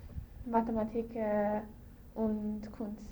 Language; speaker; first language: German; non-native, learner; English